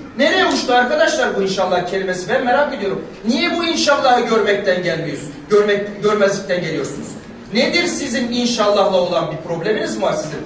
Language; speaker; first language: Turkish; non-native, local second language; Kurdish